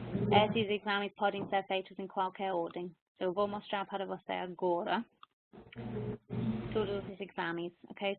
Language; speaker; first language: Portuguese; non-native, fluent; English